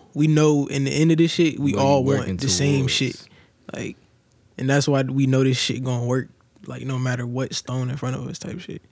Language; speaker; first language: English; native; English